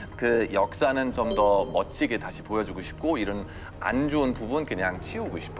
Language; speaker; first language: Korean; non-native, fluent; German